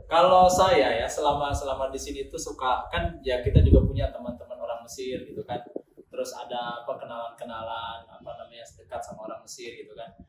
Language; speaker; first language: Indonesian; non-native, local second language; Sundanese